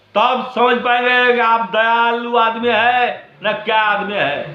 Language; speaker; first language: Hindi; non-native, local second language; Bangla